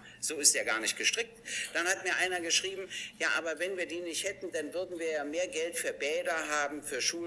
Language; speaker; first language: German; native; German